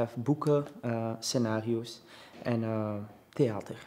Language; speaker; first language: Dutch; early bilingual, other home language; Arabic